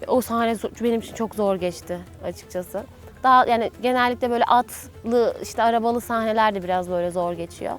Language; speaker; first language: Turkish; native; Turkish